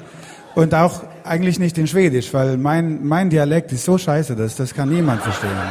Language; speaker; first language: German; non-native, fluent; Swedish